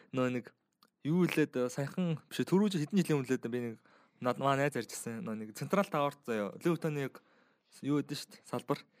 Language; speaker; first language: Mongolian; native; Mongolian